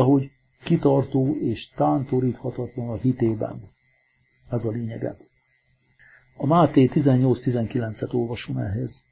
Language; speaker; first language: Hungarian; native; Hungarian